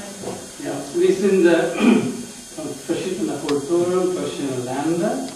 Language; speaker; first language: German; non-native, learner; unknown